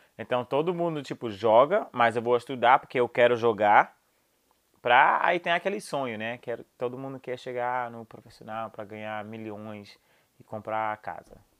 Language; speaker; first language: Portuguese; non-native, fluent; English